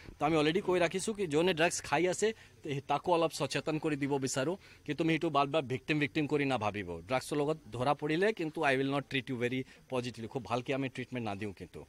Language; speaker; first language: Assamese; non-native, fluent; Hindi